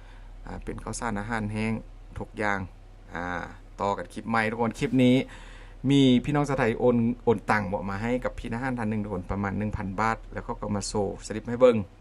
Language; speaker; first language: Thai; non-native, local second language; Northeastern Thai